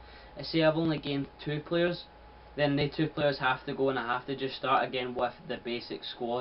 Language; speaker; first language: English; native; English